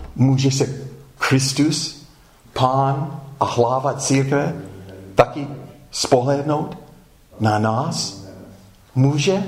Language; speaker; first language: Czech; non-native, fluent; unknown